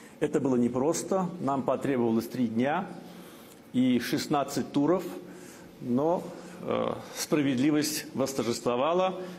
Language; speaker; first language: Russian; non-native, local second language; Azerbaijani